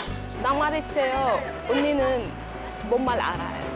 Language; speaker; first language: Korean; non-native, learner; Amharic